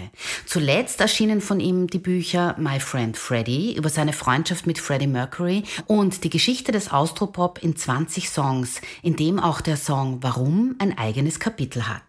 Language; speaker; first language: German; native; German